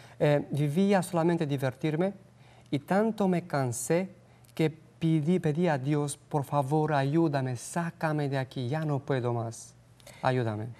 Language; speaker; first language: Spanish; non-native, fluent; Romanian